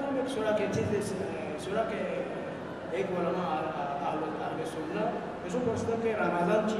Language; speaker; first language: Persian; non-native, learner; Malagasy